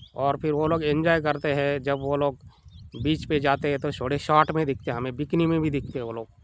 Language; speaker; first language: Hindi; non-native, local second language; Marathi